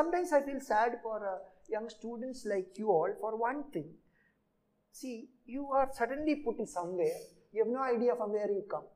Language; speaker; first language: English; non-native, local second language; Malayalam